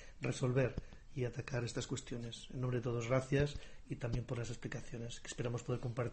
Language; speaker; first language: Spanish; native; Spanish